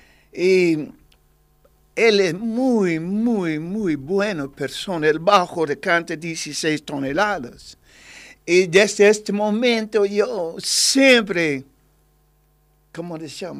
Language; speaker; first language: Spanish; non-native, learner; English